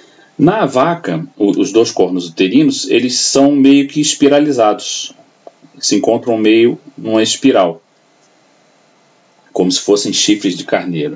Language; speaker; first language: Portuguese; native; Portuguese